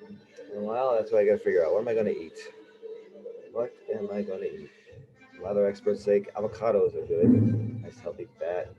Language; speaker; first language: English; native; English